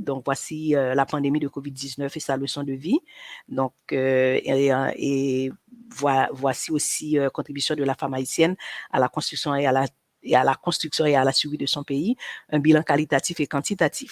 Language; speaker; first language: French; non-native, local second language; Haitian Creole